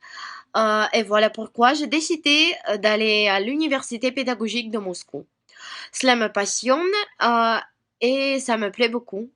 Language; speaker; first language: French; non-native, learner; Russian